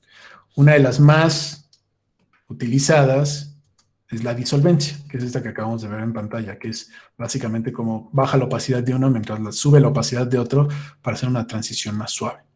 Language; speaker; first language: Spanish; native; Spanish